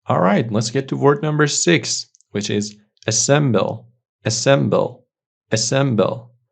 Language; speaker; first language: English; non-native, fluent; Persian